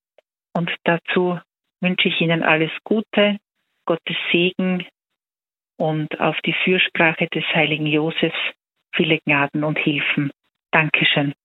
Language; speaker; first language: German; native; German